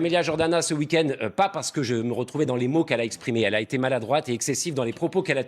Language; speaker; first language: French; native; French